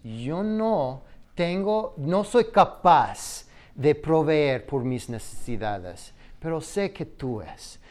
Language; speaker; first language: Spanish; non-native, fluent; English